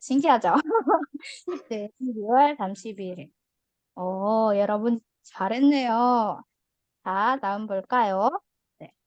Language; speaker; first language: Korean; non-native, fluent; Indonesian